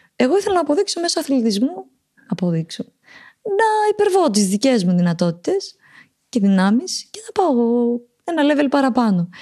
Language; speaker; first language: Greek; early bilingual, other home language; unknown